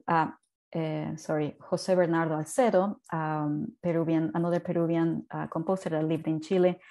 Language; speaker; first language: English; non-native, fluent; Spanish